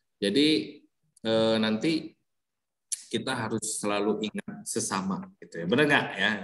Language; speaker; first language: Indonesian; early bilingual, heritage; Indonesian